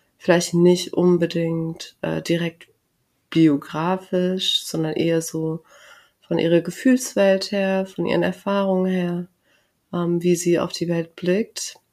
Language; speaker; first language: German; early bilingual, other home language; Turkish